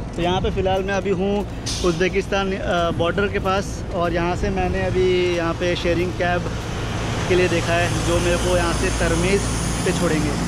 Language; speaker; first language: Hindi; native; Hindi